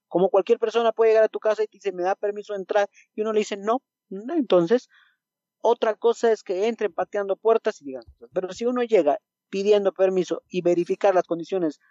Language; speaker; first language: Spanish; native; Spanish